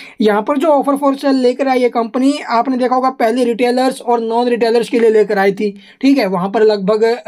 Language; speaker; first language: Hindi; native; Hindi